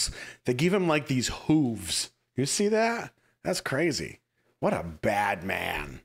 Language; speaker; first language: English; native; English